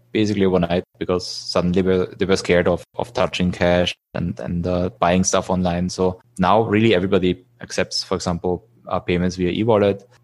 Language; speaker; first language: English; non-native, fluent; German